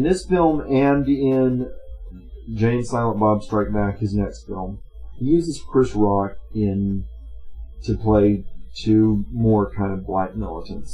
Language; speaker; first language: English; native; English